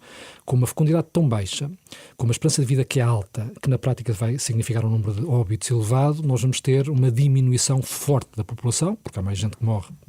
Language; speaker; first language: Portuguese; native; Portuguese